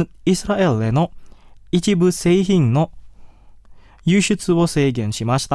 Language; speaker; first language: Japanese; non-native, fluent; Indonesian